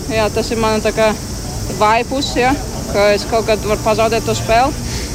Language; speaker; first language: Latvian; non-native, local second language; Russian